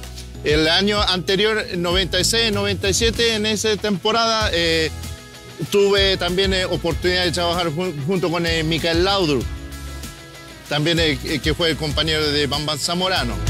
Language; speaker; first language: Spanish; early bilingual, heritage; Spanish